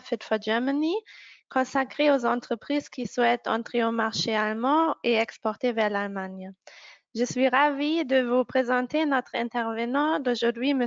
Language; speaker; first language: French; non-native, fluent; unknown